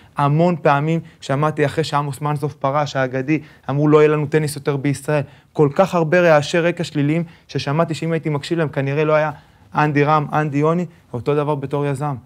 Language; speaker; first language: Hebrew; early bilingual, other home language; Spanish